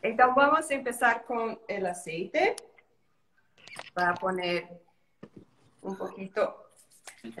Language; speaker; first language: Spanish; non-native, learner; Portuguese